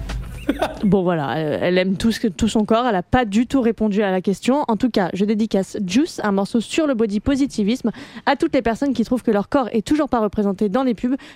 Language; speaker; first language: French; native; French